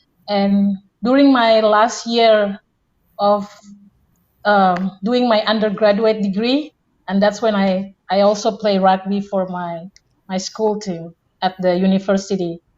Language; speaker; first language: English; non-native, fluent; Indonesian